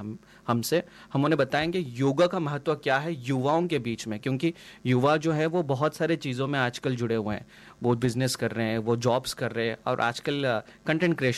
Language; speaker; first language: Hindi; non-native, local second language; Odia